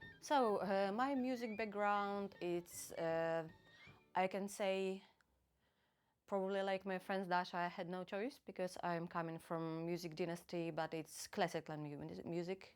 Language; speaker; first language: English; non-native, fluent; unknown